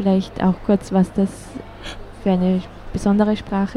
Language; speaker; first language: German; native; German